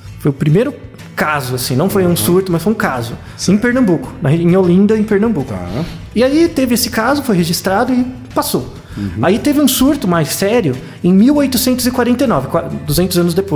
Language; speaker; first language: Portuguese; native; Portuguese